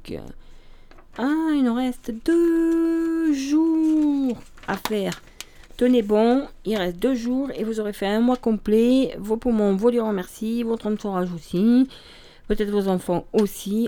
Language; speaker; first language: French; native; French